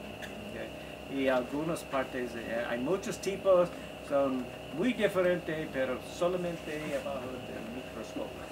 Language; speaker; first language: Spanish; non-native, learner; English